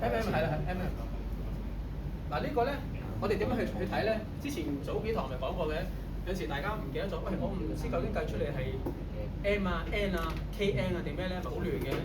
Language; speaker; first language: Cantonese; native; Cantonese